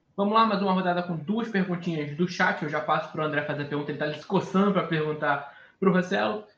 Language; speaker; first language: Portuguese; native; Portuguese